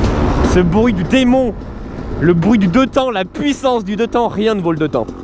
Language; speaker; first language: French; native; French